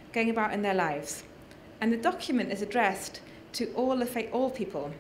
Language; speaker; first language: English; native; English